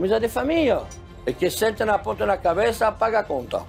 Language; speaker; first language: Portuguese; non-native, fluent; French